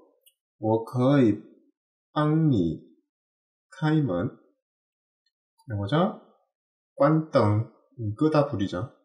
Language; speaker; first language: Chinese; non-native, learner; Korean